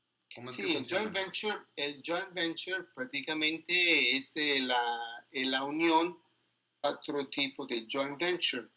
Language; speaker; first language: Spanish; non-native, learner; Italian